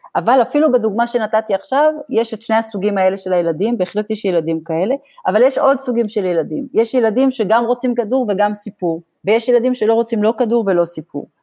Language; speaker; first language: Hebrew; native; Hebrew